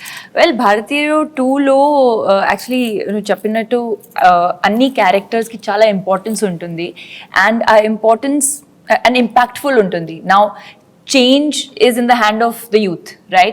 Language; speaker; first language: Telugu; non-native, fluent; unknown